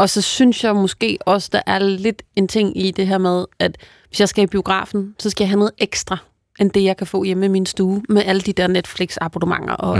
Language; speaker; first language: Danish; native; Danish